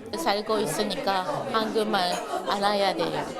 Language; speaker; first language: Korean; non-native, learner; Japanese